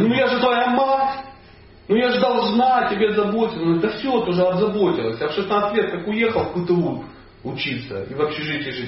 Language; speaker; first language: Russian; native; Russian